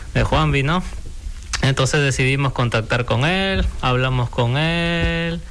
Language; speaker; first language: Spanish; native; Spanish